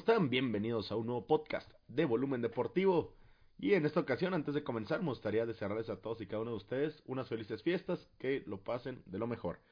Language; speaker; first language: Spanish; native; Spanish